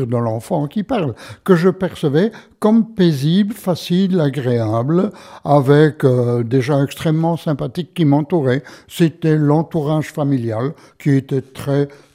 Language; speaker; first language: French; native; French